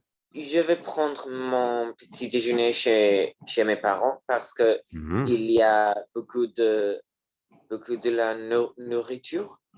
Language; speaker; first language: French; non-native, learner; Spanish